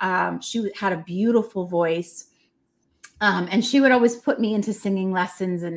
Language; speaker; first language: English; native; English